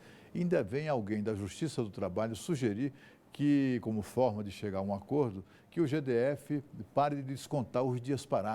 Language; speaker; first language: Portuguese; native; Portuguese